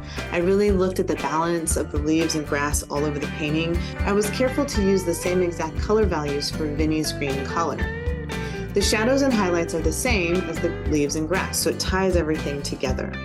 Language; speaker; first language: English; native; English